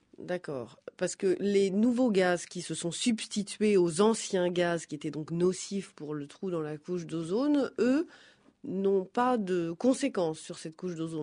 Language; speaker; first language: French; native; French